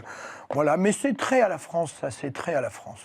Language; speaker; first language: French; native; French